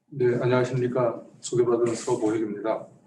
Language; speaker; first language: Korean; native; Korean